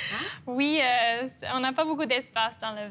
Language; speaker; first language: French; non-native, local second language; English